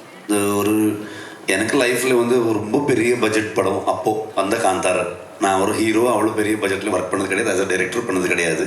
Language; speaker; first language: Tamil; non-native, local second language; Kannada